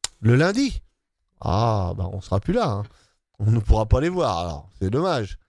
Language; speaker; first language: French; native; French